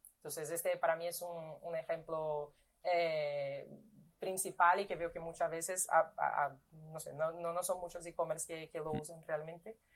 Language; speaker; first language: Spanish; non-native, fluent; Portuguese